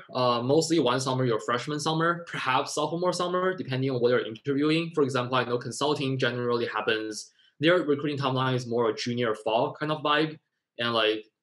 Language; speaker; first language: English; non-native, fluent; Chinese